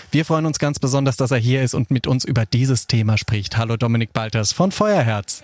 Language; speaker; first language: German; native; German